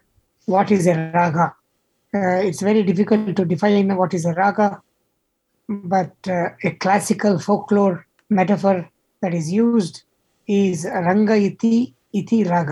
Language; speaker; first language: English; non-native, local second language; Kannada